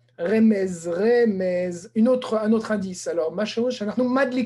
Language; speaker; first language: Hebrew; non-native, fluent; French